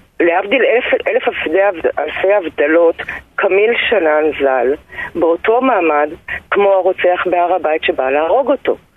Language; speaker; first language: Hebrew; native; Hebrew